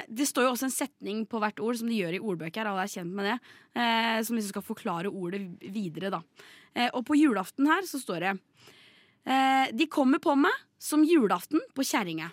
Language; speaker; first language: Norwegian; native; Norwegian